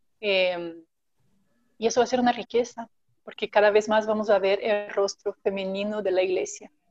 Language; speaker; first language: Spanish; non-native, fluent; Portuguese